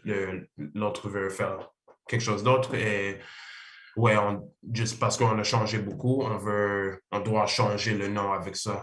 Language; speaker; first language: French; non-native, learner; English